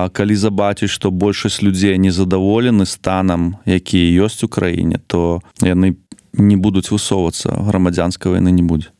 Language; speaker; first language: Belarusian; non-native, local second language; Russian